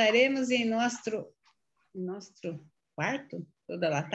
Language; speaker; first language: Spanish; non-native, learner; Portuguese